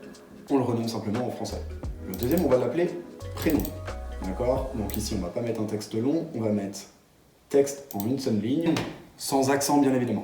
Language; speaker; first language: French; native; French